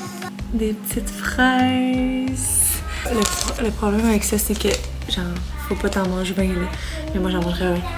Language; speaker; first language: French; native; French